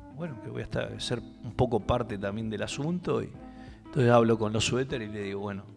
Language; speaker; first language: Spanish; native; Spanish